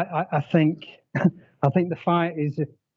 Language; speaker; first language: English; native; English